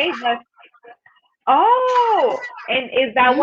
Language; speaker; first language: English; non-native, fluent; Spanish